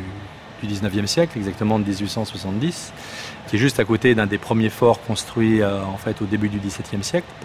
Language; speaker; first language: French; native; French